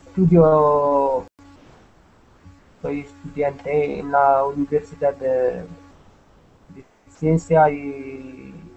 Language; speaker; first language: Spanish; non-native, learner; Arabic